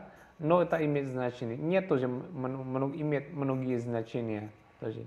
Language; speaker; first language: Russian; non-native, learner; Javanese